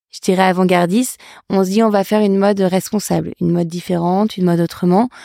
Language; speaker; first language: French; native; French